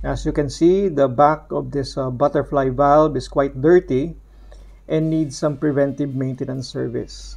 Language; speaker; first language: English; non-native, local second language; Filipino